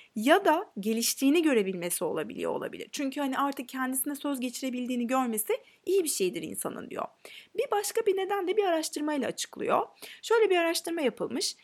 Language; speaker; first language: Turkish; native; Turkish